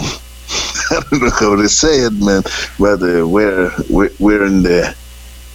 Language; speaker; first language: English; non-native, fluent; Spanish